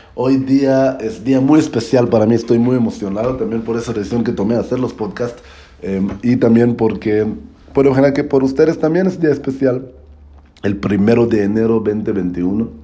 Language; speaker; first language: Spanish; non-native, learner; Hebrew